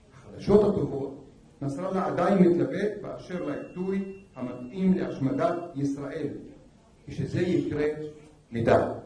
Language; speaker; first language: Hebrew; non-native, local second language; Arabic